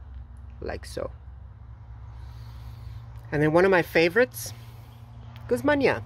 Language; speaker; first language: English; native; English